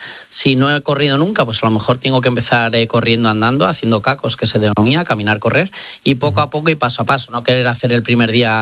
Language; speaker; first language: Spanish; native; Spanish